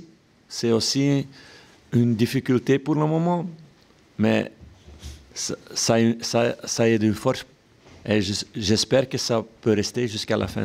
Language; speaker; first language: French; non-native, local second language; Dutch